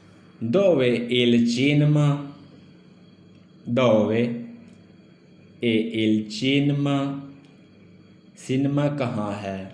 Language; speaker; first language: Italian; non-native, learner; Urdu